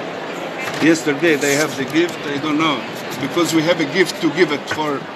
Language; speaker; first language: English; non-native, learner; Arabic